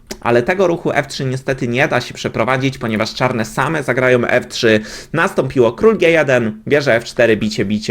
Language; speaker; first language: Polish; native; Polish